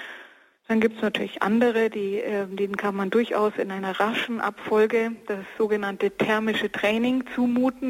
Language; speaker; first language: German; native; German